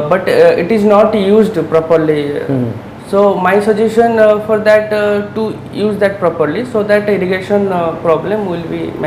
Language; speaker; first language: English; non-native, local second language; Odia